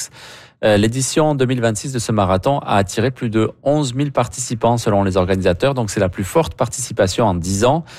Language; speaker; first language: French; native; French